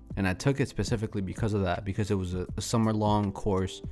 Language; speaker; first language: English; early bilingual, other home language; Spanish